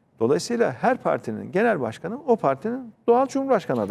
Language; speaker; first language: Turkish; native; Turkish